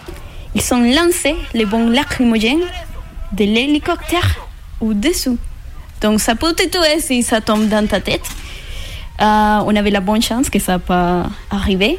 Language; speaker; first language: French; non-native, learner; Spanish